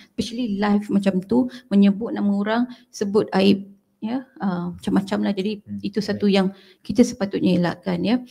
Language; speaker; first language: Malay; native; Malay